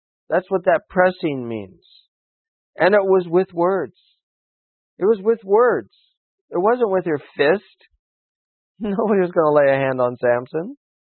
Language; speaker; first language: English; native; English